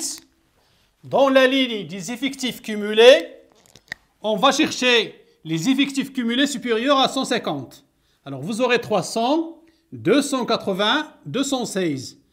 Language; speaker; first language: French; non-native, local second language; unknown